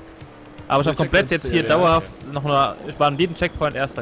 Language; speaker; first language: German; native; German